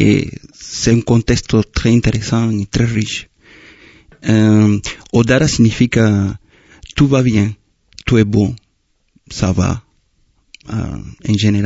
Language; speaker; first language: French; non-native, fluent; Spanish